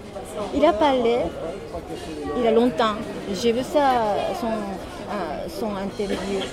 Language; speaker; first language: French; non-native, learner; Japanese